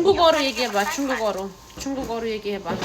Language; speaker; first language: Korean; non-native, fluent; Uzbek